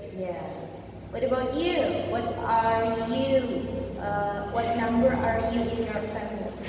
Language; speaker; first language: English; non-native, fluent; Indonesian